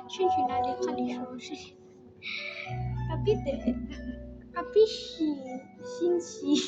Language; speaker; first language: Italian; early bilingual, other home language; Bangla